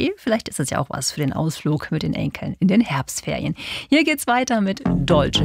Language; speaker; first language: German; native; German